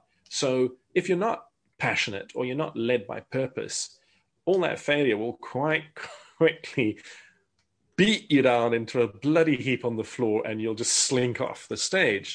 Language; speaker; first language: English; native; English